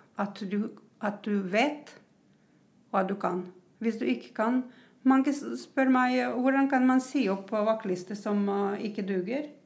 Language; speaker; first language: Norwegian; non-native, fluent; Croatian